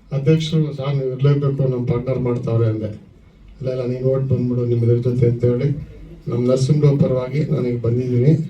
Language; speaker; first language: Kannada; native; Kannada